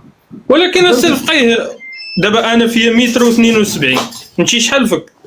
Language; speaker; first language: Arabic; native; Arabic